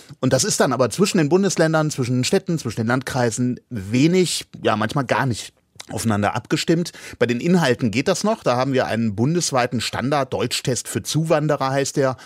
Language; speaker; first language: German; native; German